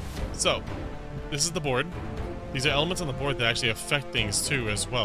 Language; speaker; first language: English; native; English